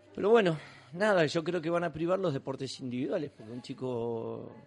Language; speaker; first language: Spanish; native; Spanish